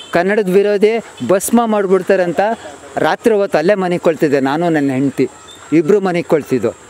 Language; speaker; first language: Kannada; non-native, local second language; Urdu